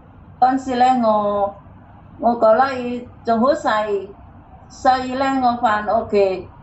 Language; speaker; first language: Cantonese; non-native, learner; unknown